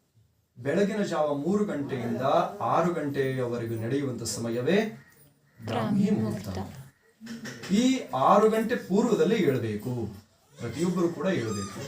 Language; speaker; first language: Kannada; native; Kannada